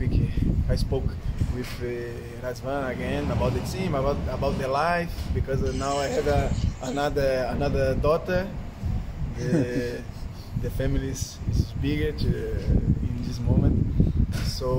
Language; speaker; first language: English; non-native, fluent; Portuguese